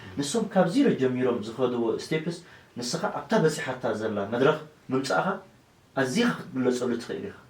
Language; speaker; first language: Tigrinya; non-native, local second language; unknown